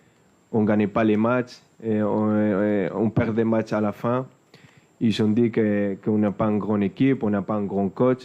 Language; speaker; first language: French; non-native, fluent; Spanish